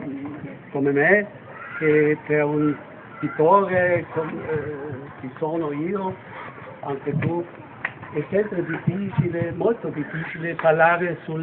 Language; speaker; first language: Italian; non-native, fluent; German